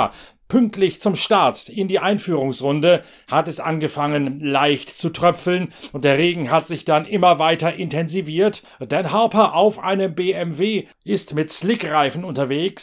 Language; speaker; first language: German; native; German